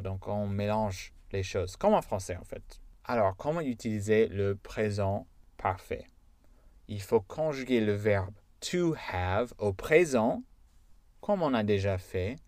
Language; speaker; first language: French; non-native, fluent; English